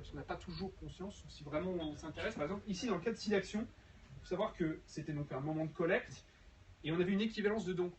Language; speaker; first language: French; native; French